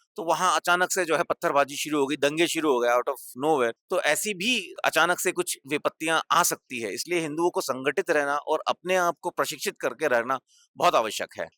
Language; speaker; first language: Hindi; native; Hindi